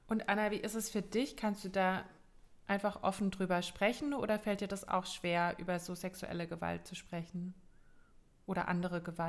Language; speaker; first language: German; native; German